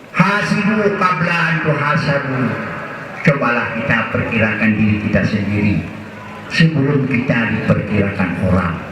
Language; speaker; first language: Malay; non-native, local second language; Achinese